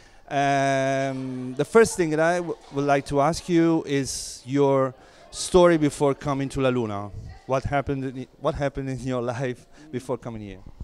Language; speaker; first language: English; non-native, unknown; Italian